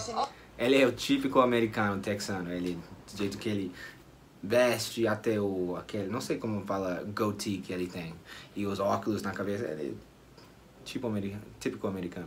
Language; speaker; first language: Portuguese; non-native, fluent; English